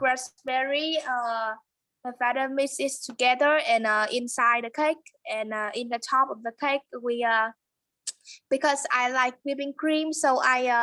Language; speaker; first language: English; non-native, learner; Vietnamese